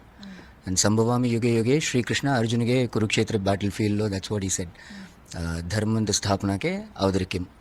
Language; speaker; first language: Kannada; non-native, learner; Malayalam